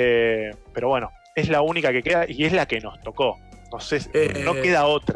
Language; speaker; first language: Spanish; native; Spanish